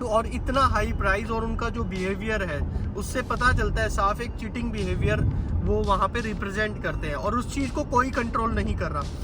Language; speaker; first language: Hindi; native; Hindi